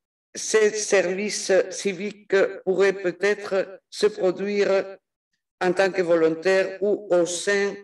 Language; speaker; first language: French; non-native, fluent; Spanish